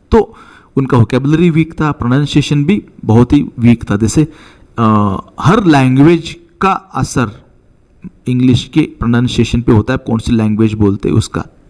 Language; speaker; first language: Hindi; non-native, local second language; Marathi